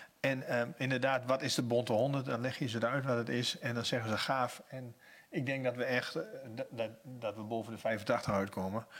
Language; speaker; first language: Dutch; native; Dutch